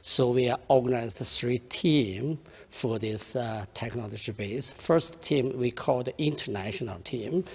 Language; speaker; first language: English; non-native, learner; Chinese